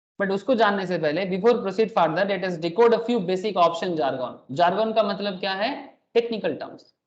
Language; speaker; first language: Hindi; non-native, local second language; Bangla